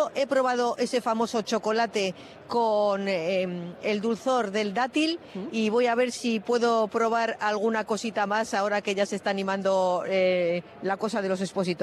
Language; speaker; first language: Spanish; native; Spanish